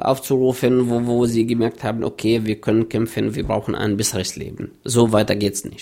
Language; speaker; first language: German; non-native, fluent; Arabic